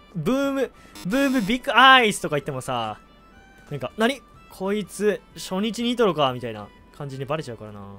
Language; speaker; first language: Japanese; native; Japanese